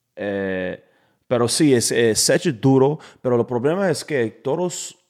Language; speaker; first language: Spanish; non-native, learner; English